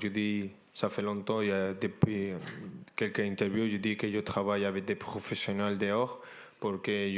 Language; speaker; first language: French; non-native, fluent; Spanish